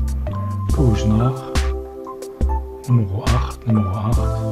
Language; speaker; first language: German; native; German